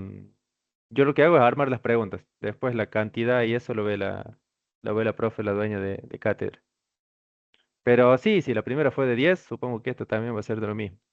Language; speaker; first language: Spanish; native; Spanish